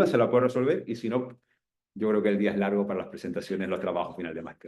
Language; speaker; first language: Spanish; native; Spanish